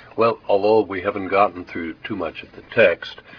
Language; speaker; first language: English; native; English